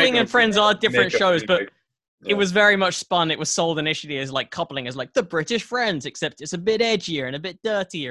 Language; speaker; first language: English; native; English